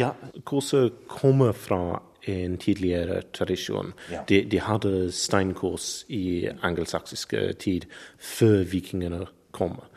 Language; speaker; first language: Norwegian; non-native, learner; English